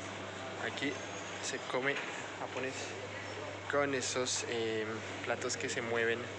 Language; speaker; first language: Spanish; non-native, fluent; French